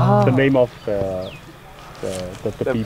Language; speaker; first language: English; non-native, fluent; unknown